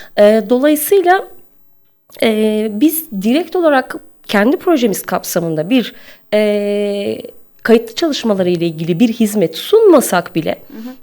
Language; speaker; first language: Turkish; native; Turkish